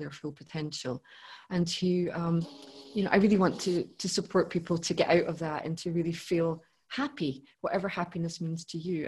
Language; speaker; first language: English; native; English